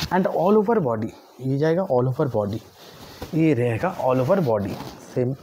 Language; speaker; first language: Hindi; non-native, local second language; Bangla